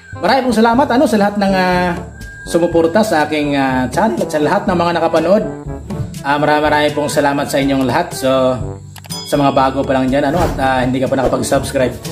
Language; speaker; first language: Filipino; non-native, local second language; Cebuano